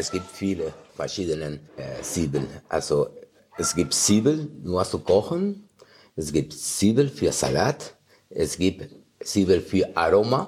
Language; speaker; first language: German; non-native, fluent; Spanish